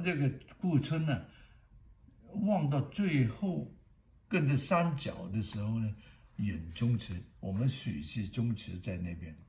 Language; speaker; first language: Chinese; non-native, local second language; Cantonese